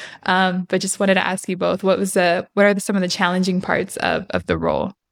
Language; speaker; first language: English; early bilingual, other home language; Spanish